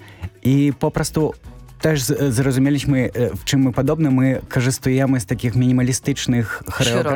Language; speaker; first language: Polish; non-native, learner; Belarusian